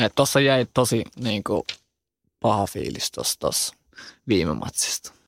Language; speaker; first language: Finnish; early bilingual, other home language; Albanian